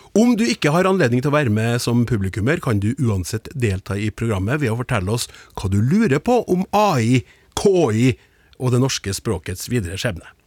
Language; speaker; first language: Norwegian; native; Norwegian